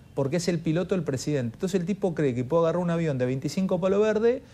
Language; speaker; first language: Spanish; native; Spanish